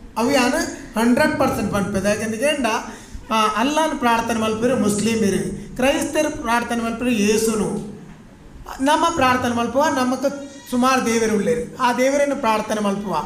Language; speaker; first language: Kannada; non-native, local second language; Tulu